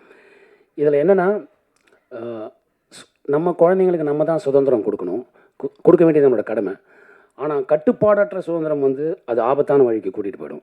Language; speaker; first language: Tamil; native; Tamil